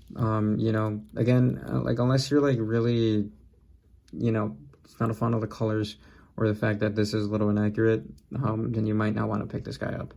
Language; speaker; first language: English; native; English